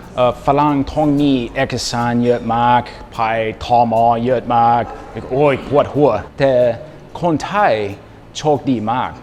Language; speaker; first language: Thai; non-native, learner; English